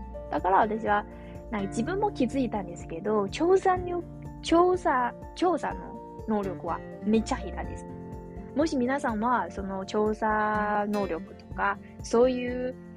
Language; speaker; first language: Japanese; non-native, fluent; Chinese